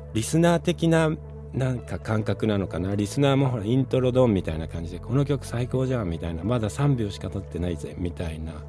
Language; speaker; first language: Japanese; early bilingual, other home language; Spanish